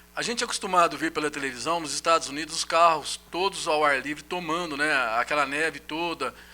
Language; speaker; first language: Portuguese; native; Portuguese